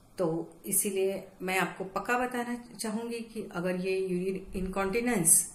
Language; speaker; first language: Hindi; non-native, local second language; Marathi